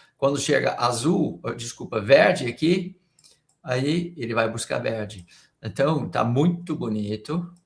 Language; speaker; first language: Portuguese; non-native, fluent; English